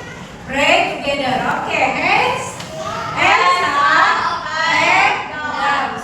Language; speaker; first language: English; non-native, learner; Indonesian